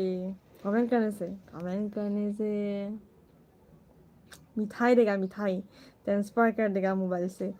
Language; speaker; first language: Hindi; non-native, local second language; Assamese